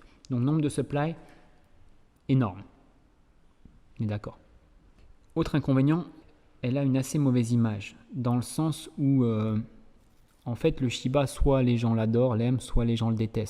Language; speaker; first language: French; native; French